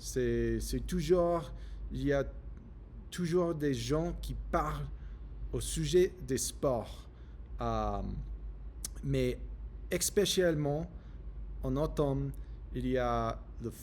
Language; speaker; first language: French; non-native, learner; English